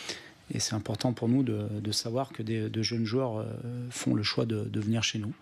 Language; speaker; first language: French; native; French